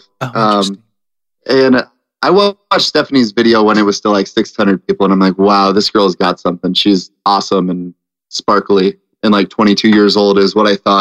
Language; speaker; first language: English; native; English